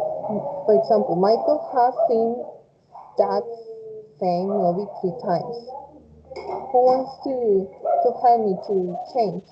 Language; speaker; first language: English; non-native, fluent; Spanish